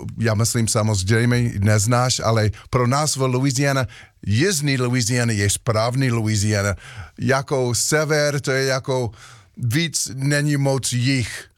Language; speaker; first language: Czech; non-native, learner; English